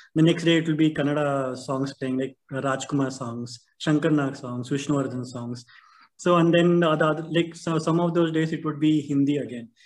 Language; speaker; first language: English; non-native, local second language; Tamil